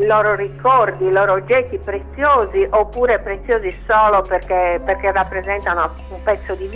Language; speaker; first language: Italian; native; Italian